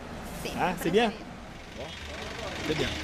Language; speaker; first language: French; native; French